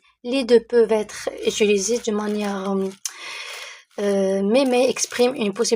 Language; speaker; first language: French; non-native, local second language; Arabic